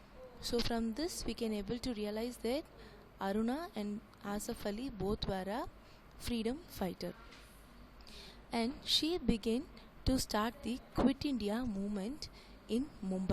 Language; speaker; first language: English; non-native, local second language; Tamil